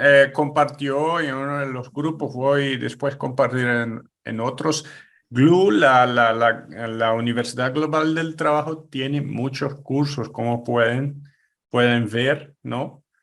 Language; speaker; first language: Spanish; non-native, fluent; Portuguese